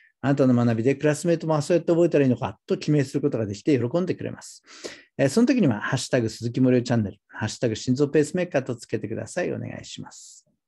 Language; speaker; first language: Japanese; native; Japanese